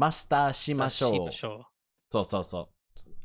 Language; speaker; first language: Japanese; non-native, fluent; English